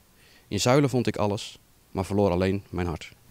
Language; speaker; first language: Dutch; native; Dutch